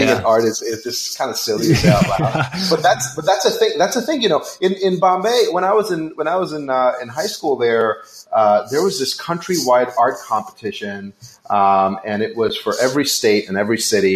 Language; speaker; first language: English; non-native, local second language; Hindi